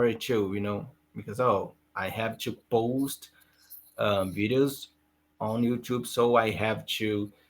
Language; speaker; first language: English; non-native, learner; Portuguese